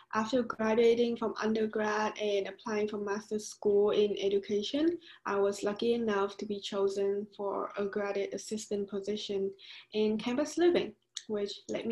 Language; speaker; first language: English; non-native, fluent; Vietnamese